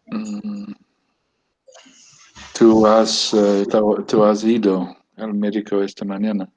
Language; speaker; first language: Spanish; non-native, learner; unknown